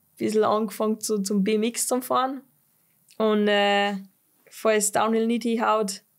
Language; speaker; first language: German; native; German